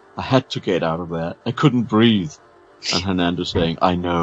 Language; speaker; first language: English; non-native, fluent; Danish